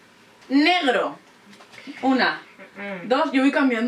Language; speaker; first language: Spanish; native; Spanish